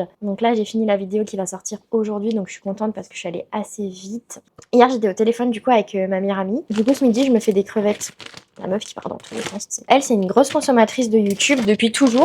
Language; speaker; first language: French; native; French